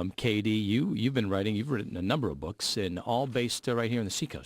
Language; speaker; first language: English; native; English